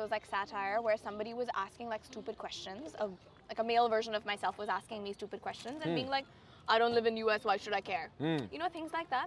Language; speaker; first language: English; early bilingual, other home language; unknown